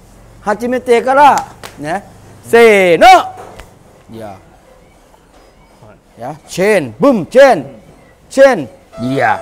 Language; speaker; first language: Japanese; non-native, learner; Thai